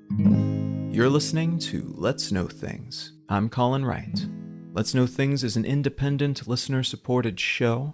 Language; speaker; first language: English; native; English